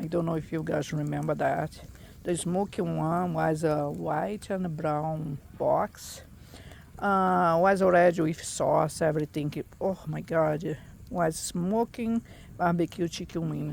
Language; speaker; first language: English; non-native, fluent; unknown